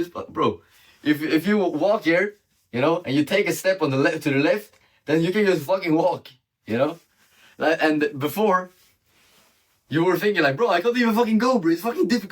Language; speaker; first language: English; non-native, fluent; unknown